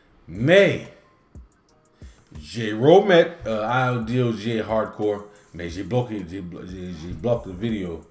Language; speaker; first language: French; non-native, learner; English